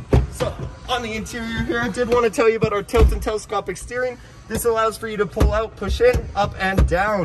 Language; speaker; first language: English; native; English